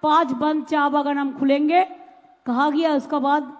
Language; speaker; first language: Hindi; non-native, local second language; Bangla